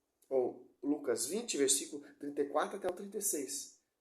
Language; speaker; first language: Portuguese; native; Portuguese